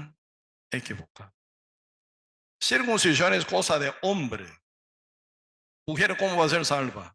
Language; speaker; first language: Spanish; non-native, learner; Korean